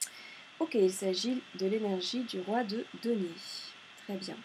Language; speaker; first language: French; native; French